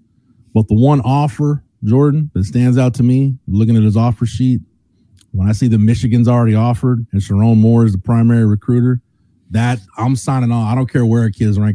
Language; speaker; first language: English; native; English